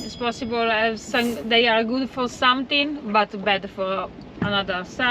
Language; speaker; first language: English; non-native, learner; Spanish